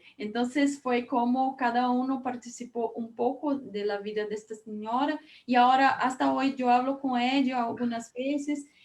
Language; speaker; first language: Spanish; non-native, fluent; Portuguese